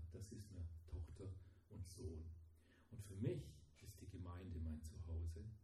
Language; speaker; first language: German; early bilingual, heritage; German